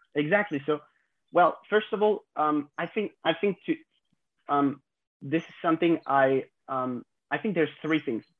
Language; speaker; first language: English; non-native, fluent; French